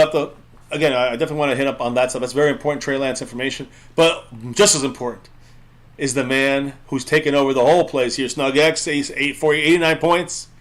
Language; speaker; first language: English; native; English